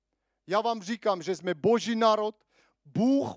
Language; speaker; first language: Czech; non-native, fluent; Armenian